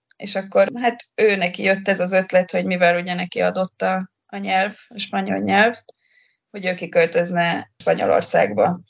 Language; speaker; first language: Hungarian; native; Hungarian